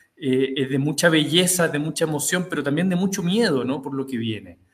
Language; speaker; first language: Spanish; native; Spanish